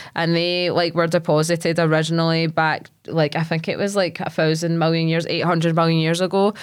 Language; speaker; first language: English; native; English